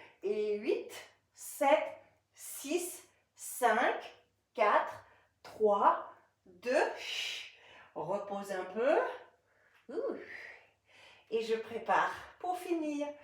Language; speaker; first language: French; native; French